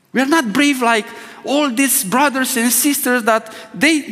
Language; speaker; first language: English; non-native, fluent; Romanian